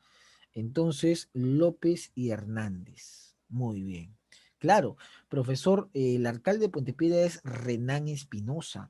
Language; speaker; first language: Spanish; native; Spanish